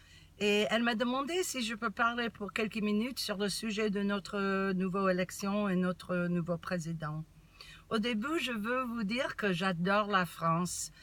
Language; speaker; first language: French; non-native, learner; English